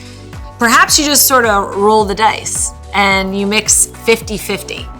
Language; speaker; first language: English; native; English